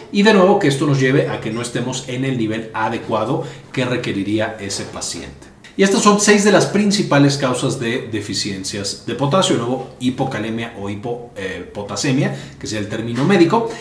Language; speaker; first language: Spanish; native; Spanish